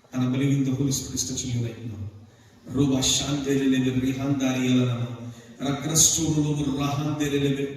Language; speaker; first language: English; non-native, local second language; Hindi